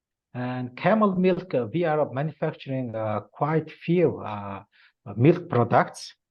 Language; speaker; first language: English; non-native, learner; Mongolian